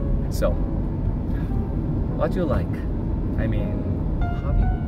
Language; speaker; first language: English; non-native, learner; Korean